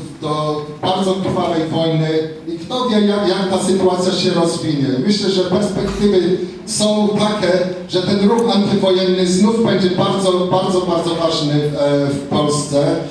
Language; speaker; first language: Polish; non-native, fluent; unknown